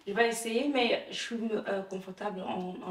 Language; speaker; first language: French; non-native, learner; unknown